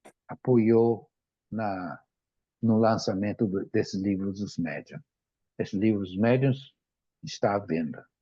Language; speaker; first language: Portuguese; non-native, fluent; Japanese